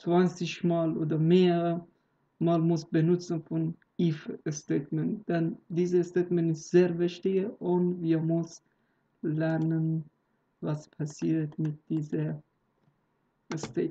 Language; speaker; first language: German; non-native, learner; Persian